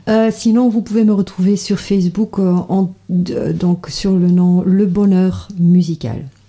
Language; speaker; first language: French; non-native, fluent; Dutch